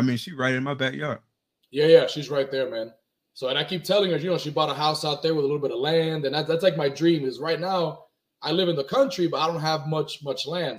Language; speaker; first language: English; early bilingual, other home language; Spanish